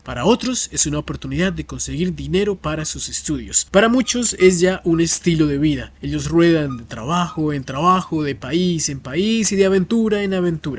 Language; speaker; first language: Spanish; native; Spanish